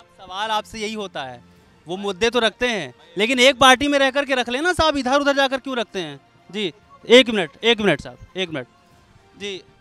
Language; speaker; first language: Hindi; native; Hindi